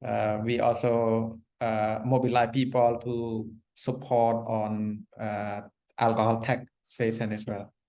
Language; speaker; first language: English; non-native, fluent; Khmer